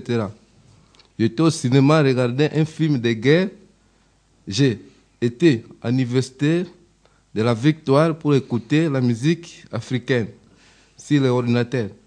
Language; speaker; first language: French; non-native, learner; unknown